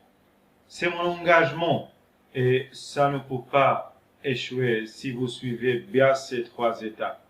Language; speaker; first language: French; non-native, fluent; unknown